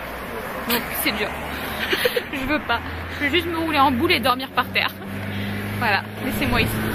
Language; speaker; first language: French; native; French